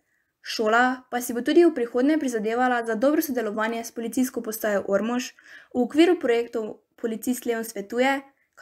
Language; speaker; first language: Slovenian; native; Slovenian